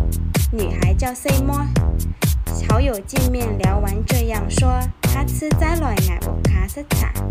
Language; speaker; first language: Chinese; non-native, local second language; Hakka Chinese